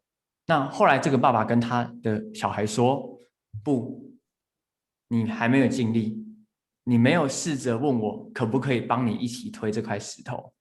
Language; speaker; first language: Chinese; native; Chinese